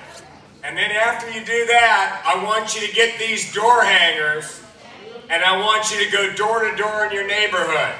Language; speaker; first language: English; native; English